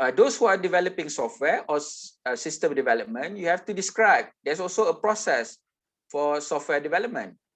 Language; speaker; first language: English; non-native, local second language; Malay